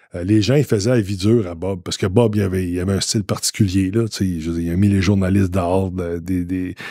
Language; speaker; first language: French; native; French